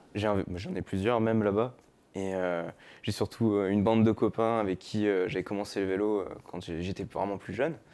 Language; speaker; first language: French; native; French